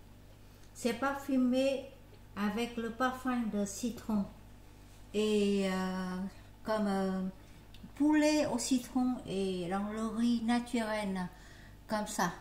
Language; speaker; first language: French; non-native, learner; Vietnamese